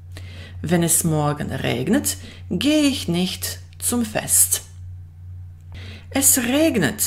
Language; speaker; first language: German; non-native, fluent; Bosnian